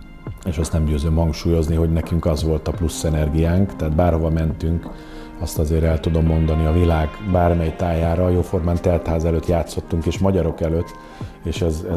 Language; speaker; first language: Hungarian; native; Hungarian